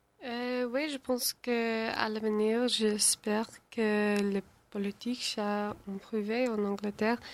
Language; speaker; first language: French; non-native, learner; English